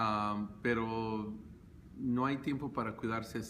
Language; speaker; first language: Spanish; early bilingual, heritage; Spanish